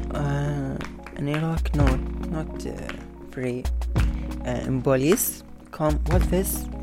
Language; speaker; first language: English; non-native, learner; Arabic